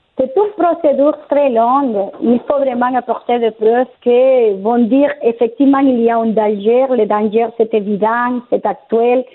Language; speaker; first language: French; non-native, fluent; Spanish